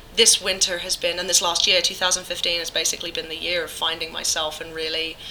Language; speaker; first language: English; native; English